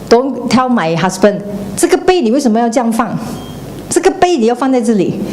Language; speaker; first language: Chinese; native; Chinese